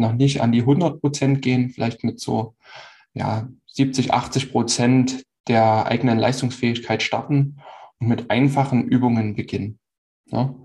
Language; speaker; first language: German; native; German